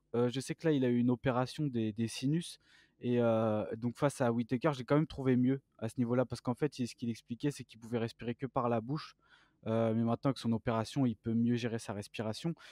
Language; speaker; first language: French; native; French